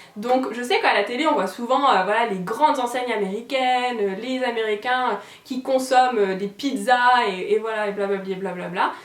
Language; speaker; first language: French; native; French